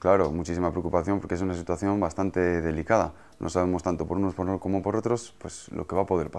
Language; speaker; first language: Spanish; native; Spanish